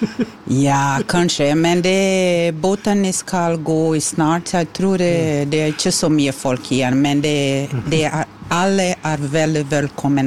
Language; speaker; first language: Norwegian; non-native, learner; Portuguese